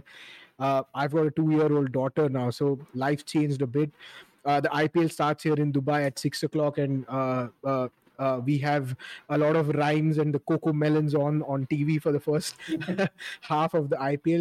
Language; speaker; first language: English; non-native, local second language; Hindi